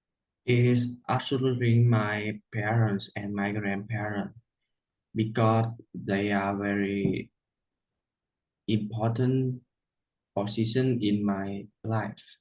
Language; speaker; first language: English; non-native, learner; Vietnamese